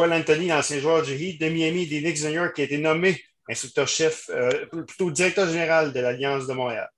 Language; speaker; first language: French; native; French